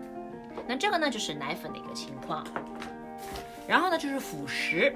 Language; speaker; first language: Chinese; native; Chinese